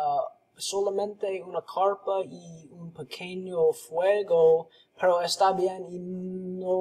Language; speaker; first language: Spanish; non-native, learner; English